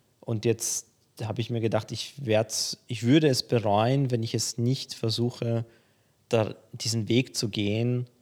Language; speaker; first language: German; early bilingual, other home language; Polish